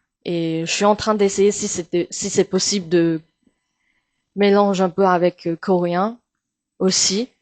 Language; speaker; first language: French; non-native, fluent; Min Nan Chinese